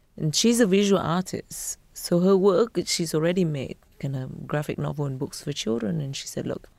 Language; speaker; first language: English; non-native, fluent; Vietnamese